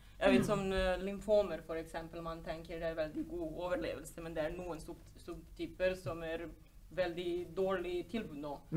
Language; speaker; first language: Norwegian; non-native, fluent; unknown